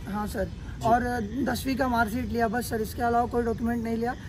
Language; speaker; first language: Hindi; non-native, local second language; Marathi